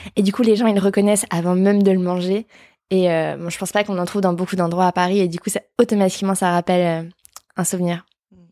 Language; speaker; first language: French; native; French